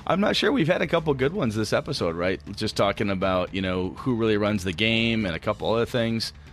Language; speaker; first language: English; native; English